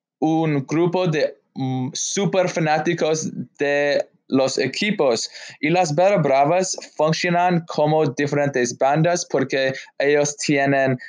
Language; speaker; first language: Spanish; non-native, learner; English